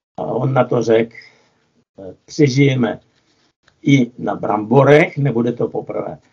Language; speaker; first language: Czech; non-native, fluent; Russian